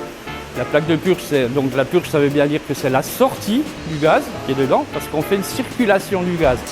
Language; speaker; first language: French; native; French